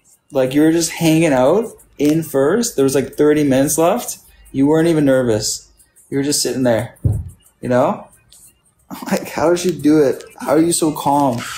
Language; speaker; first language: English; native; English